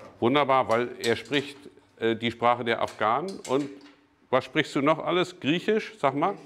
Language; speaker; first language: German; native; German